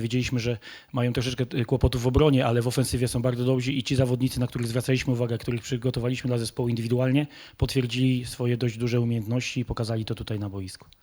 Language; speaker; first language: Polish; native; Polish